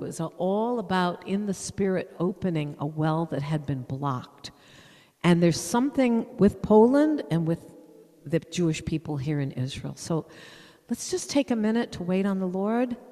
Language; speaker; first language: English; native; English